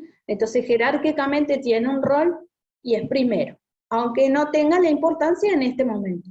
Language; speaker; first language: Spanish; native; Spanish